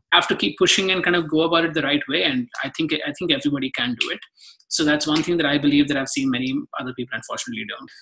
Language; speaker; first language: English; non-native, local second language; Telugu